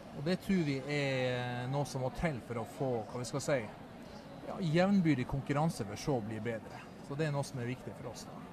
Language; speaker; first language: Norwegian; native; Norwegian